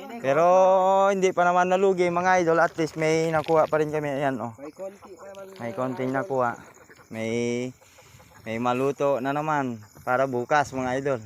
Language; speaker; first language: Filipino; native; Filipino